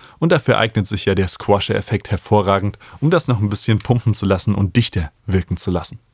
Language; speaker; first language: German; native; German